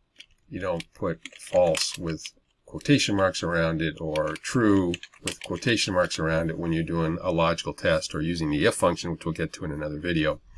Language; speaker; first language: English; native; English